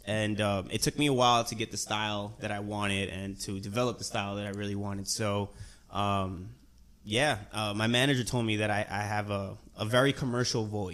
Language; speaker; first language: English; early bilingual, other home language; Spanish